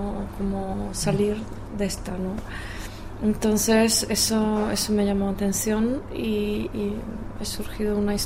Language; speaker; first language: Spanish; non-native, fluent; Czech